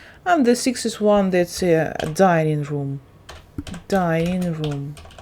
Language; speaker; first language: English; non-native, fluent; Ukrainian